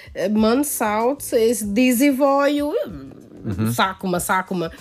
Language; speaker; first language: Latvian; non-native, fluent; Portuguese